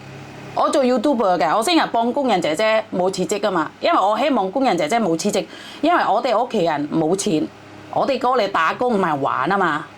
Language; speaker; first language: Cantonese; non-native, fluent; Indonesian